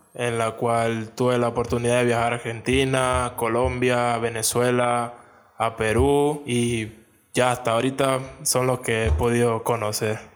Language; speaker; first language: Spanish; native; Spanish